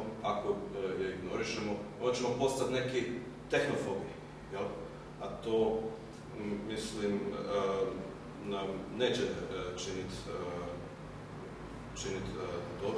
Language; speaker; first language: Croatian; early bilingual, heritage; German